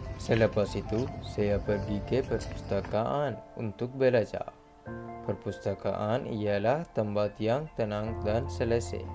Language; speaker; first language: Malay; non-native, learner; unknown